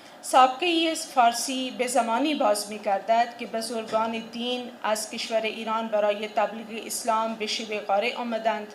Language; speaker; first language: Persian; non-native, fluent; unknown